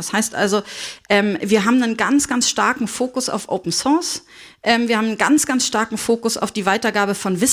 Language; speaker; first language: German; native; German